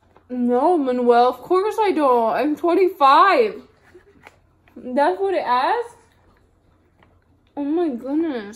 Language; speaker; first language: English; early bilingual, other home language; Spanish